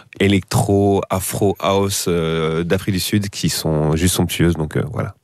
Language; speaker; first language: French; non-native, local second language; Dutch